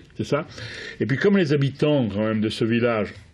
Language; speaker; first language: French; native; French